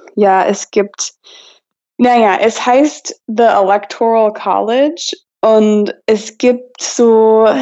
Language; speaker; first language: German; non-native, fluent; English